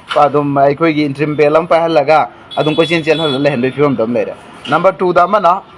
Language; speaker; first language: Manipuri; native; Manipuri